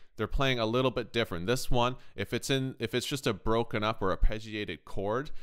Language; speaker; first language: English; native; English